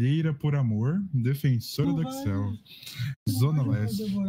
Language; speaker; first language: Portuguese; native; Portuguese